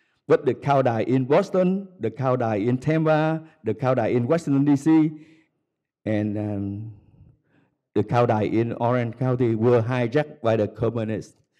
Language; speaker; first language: English; non-native, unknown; Vietnamese